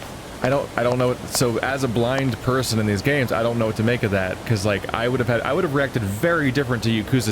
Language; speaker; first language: English; native; English